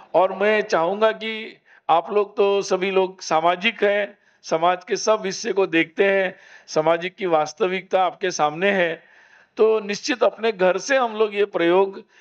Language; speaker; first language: Hindi; non-native, local second language; Marathi